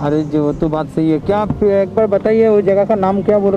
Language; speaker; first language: Hindi; non-native, local second language; Bangla